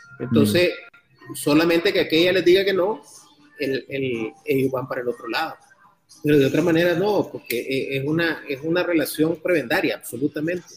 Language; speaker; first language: Spanish; native; Spanish